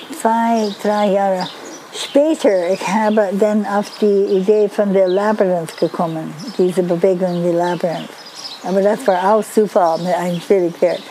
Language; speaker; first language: German; non-native, learner; Dutch